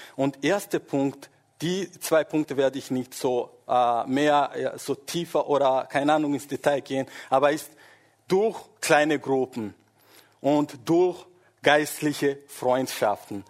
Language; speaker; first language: German; non-native, fluent; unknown